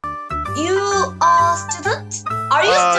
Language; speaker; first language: English; non-native, learner; Korean